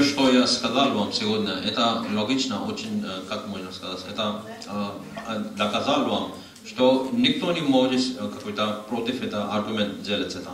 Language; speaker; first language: Russian; non-native, learner; Hindi